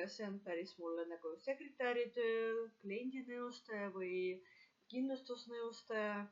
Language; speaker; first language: Estonian; non-native, local second language; Russian